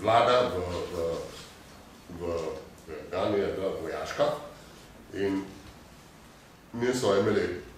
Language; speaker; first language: Slovenian; non-native, fluent; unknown